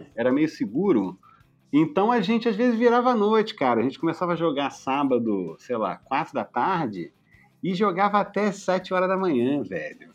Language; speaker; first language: Portuguese; native; Portuguese